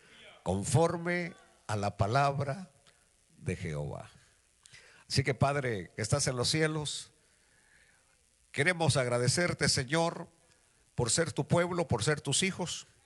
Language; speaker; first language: Spanish; native; Spanish